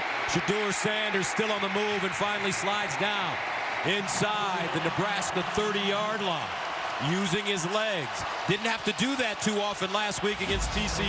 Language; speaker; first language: English; native; English